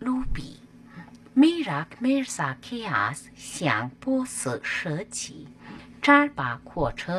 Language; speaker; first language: Chinese; non-native, fluent; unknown